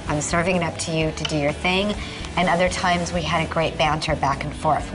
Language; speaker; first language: English; native; English